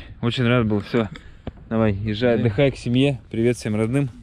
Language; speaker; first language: Russian; native; Russian